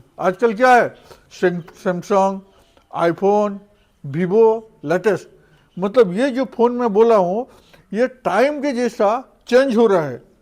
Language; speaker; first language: Hindi; non-native, local second language; Odia